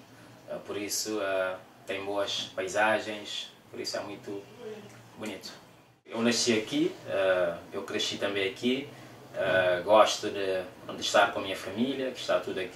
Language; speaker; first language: Portuguese; non-native, local second language; Kabuverdianu